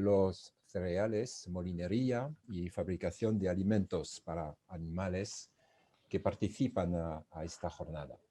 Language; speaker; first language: Spanish; non-native, fluent; French